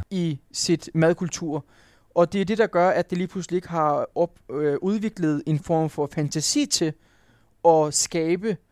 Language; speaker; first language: Danish; non-native, fluent; Turkish